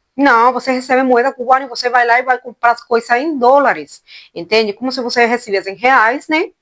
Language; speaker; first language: Portuguese; non-native, fluent; Spanish